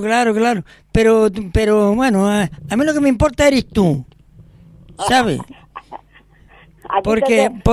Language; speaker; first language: Spanish; native; Spanish